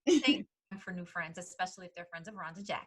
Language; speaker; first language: English; native; English